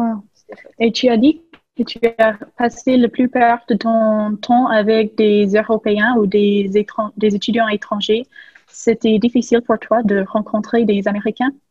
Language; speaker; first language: French; non-native, fluent; English